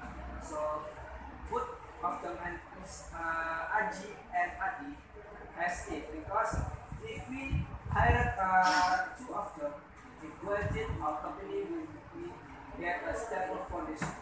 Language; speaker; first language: English; non-native, learner; Indonesian